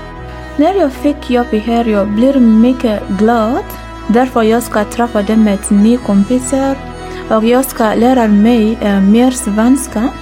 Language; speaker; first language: Swedish; non-native, learner; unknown